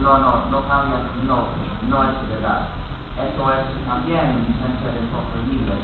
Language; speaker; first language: Spanish; non-native, fluent; English